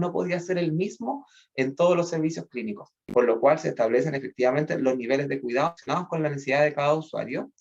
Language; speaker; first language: Spanish; native; Spanish